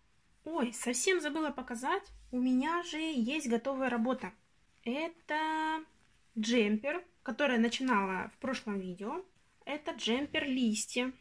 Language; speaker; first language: Russian; native; Russian